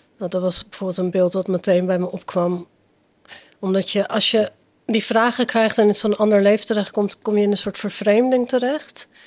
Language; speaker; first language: Dutch; early bilingual, other home language; Persian